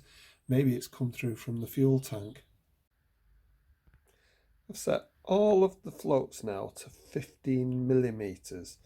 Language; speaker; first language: English; native; English